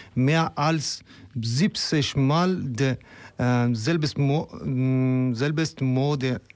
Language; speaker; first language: German; non-native, fluent; Persian